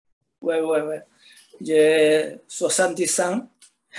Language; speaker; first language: French; non-native, learner; Spanish